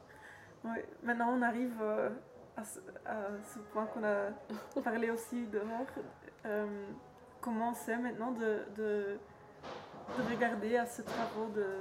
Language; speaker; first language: French; non-native, learner; Dutch